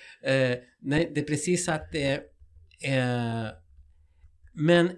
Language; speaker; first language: Swedish; non-native, fluent; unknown